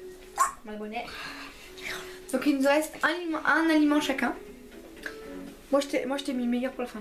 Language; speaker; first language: French; early bilingual, other home language; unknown